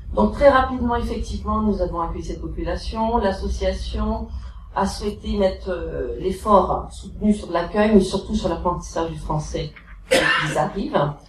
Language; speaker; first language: French; native; French